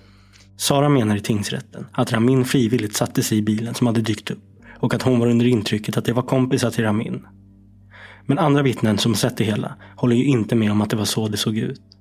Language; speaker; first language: Swedish; native; Swedish